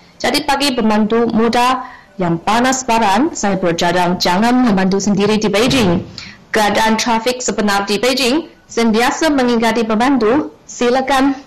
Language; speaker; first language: Malay; non-native, learner; Chinese